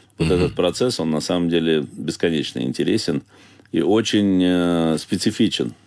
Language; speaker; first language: Russian; native; Russian